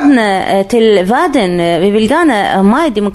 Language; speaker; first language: Danish; non-native, learner; Arabic